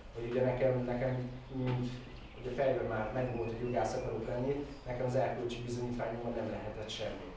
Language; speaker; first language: Hungarian; native; Hungarian